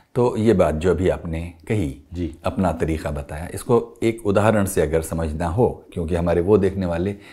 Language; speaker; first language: Hindi; native; Hindi